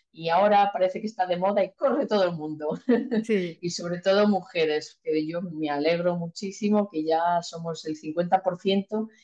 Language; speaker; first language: Spanish; native; Spanish